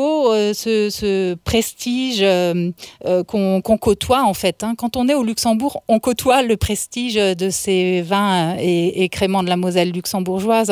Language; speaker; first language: French; native; French